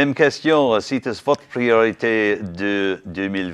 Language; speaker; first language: French; non-native, learner; English